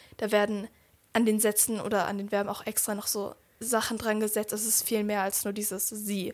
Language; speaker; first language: German; native; German